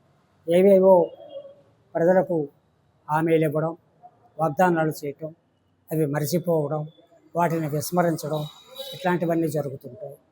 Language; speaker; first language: Telugu; native; Telugu